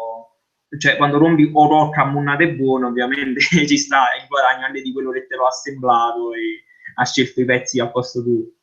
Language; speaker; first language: Italian; native; Italian